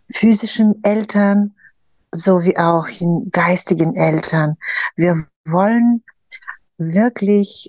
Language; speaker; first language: German; non-native, fluent; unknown